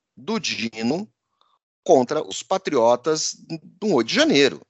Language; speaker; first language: Portuguese; native; Portuguese